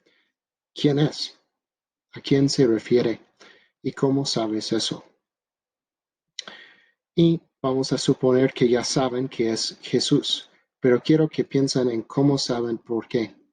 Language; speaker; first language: Spanish; non-native, fluent; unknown